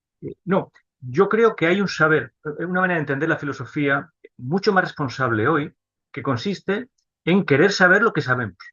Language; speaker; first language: Spanish; native; Spanish